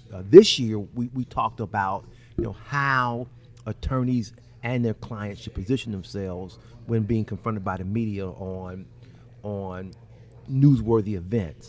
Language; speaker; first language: English; native; English